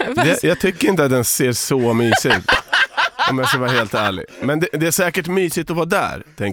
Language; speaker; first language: Swedish; native; Swedish